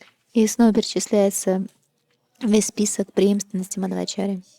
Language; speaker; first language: Russian; native; Russian